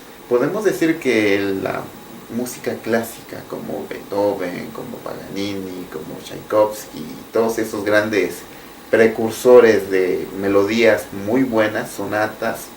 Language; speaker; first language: Spanish; native; Spanish